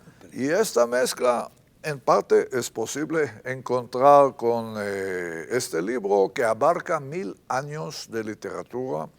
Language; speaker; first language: Spanish; non-native, fluent; Hebrew